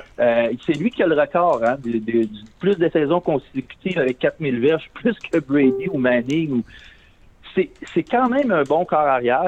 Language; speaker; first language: French; native; French